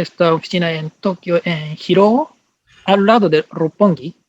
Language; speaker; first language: Spanish; non-native, learner; Japanese